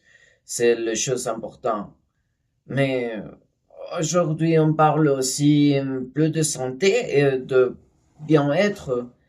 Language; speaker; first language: French; non-native, learner; Spanish